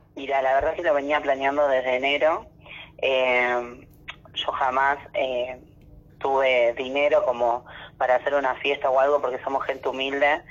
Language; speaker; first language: Spanish; native; Spanish